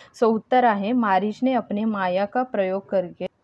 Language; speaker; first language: Hindi; non-native, local second language; Marathi